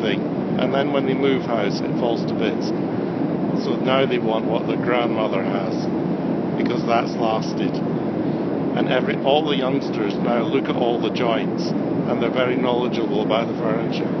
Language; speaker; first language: English; native; English